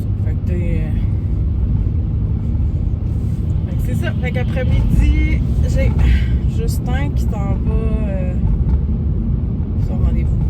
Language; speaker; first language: French; native; French